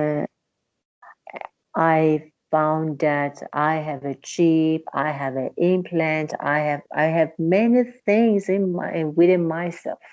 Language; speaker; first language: English; non-native, learner; Persian